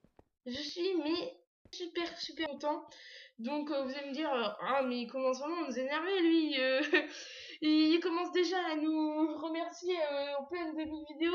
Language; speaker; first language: French; native; French